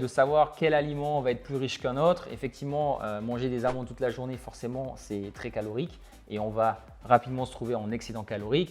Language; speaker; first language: French; native; French